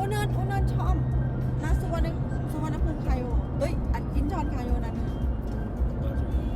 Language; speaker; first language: Korean; non-native, learner; Thai